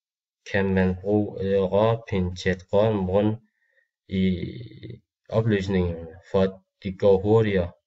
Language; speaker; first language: Danish; non-native, learner; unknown